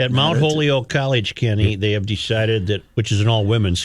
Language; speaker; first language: English; native; English